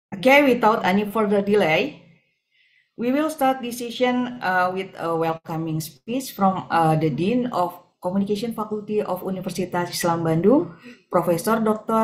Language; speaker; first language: English; non-native, fluent; Indonesian